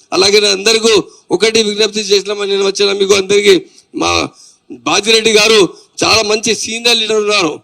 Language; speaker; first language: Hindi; non-native, local second language; Urdu